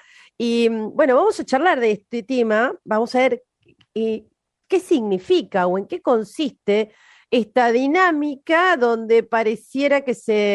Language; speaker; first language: Spanish; native; Spanish